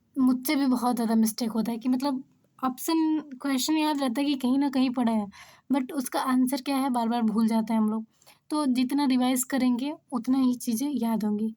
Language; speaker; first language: Hindi; native; Hindi